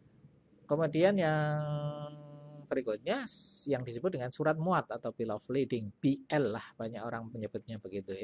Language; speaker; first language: Indonesian; native; Indonesian